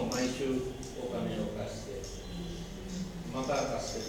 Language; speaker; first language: Japanese; non-native, learner; Bangla